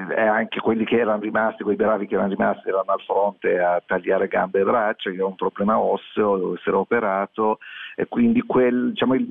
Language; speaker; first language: Italian; non-native, fluent; Persian